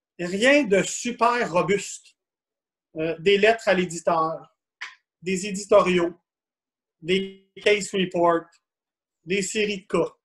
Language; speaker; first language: French; native; French